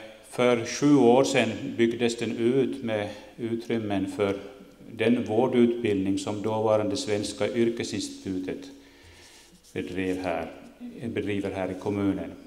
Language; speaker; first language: Swedish; native; Swedish